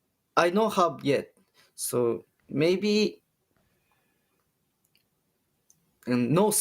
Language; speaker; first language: English; non-native, learner; Japanese